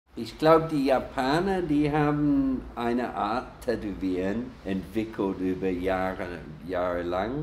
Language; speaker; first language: German; non-native, fluent; English